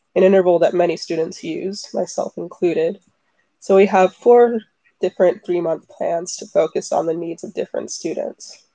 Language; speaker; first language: English; native; English